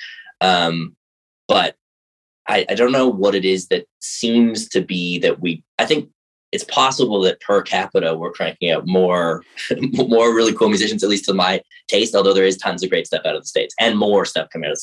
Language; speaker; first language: English; native; English